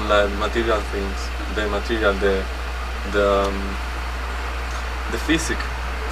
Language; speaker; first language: English; non-native, learner; Spanish